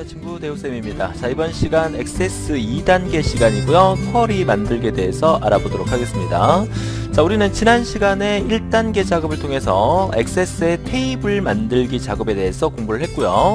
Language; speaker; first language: Korean; native; Korean